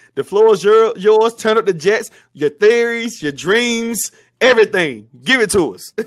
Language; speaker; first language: English; native; English